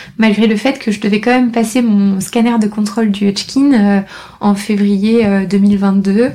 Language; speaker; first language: French; native; French